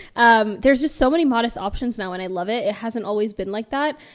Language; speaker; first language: English; native; English